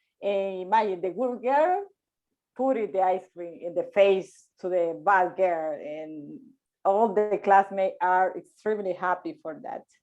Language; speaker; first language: English; non-native, learner; Spanish